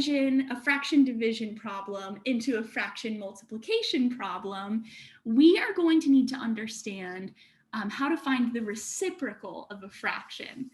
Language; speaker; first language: English; native; English